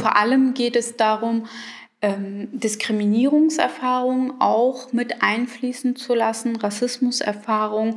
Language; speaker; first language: German; early bilingual, other home language; Arabic